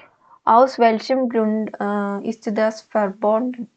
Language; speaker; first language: German; non-native, learner; Malayalam